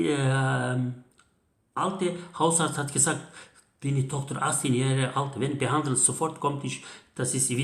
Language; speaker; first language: German; non-native, learner; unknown